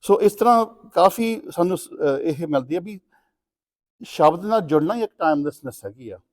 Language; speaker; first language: Punjabi; early bilingual, other home language; English